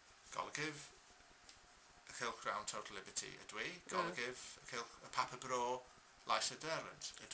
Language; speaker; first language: Welsh; non-native, learner; English